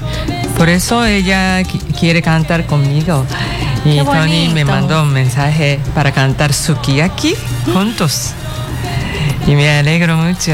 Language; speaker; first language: Spanish; non-native, learner; Japanese